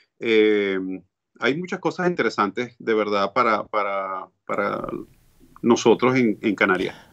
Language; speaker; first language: Spanish; native; Spanish